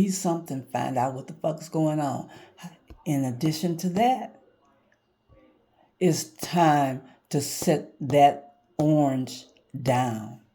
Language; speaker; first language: English; native; English